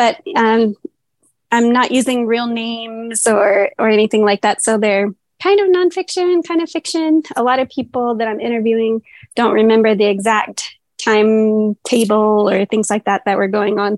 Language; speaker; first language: English; native; English